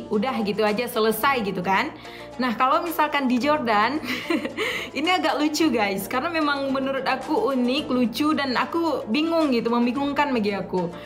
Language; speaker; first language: Indonesian; native; Indonesian